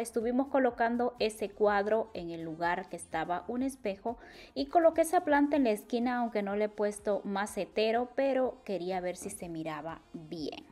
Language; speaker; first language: Spanish; native; Spanish